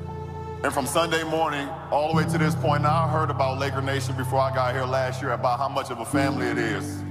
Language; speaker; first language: English; native; English